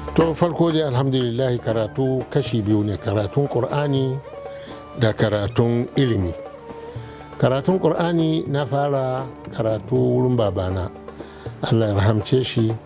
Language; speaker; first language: Hausa; non-native, local second language; Arabic